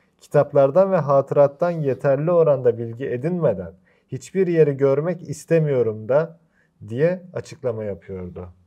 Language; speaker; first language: Turkish; native; Turkish